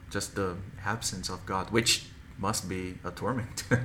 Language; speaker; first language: English; non-native, fluent; Portuguese